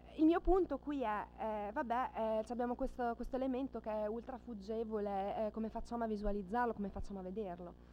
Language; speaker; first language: Italian; native; Italian